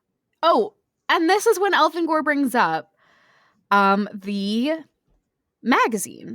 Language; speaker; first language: English; native; English